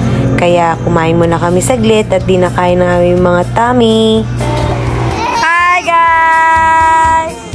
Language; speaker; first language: Filipino; native; Filipino